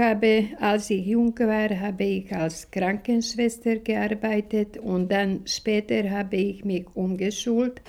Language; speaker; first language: German; non-native, fluent; Slovak